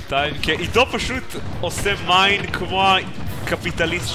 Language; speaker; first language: Hebrew; native; Hebrew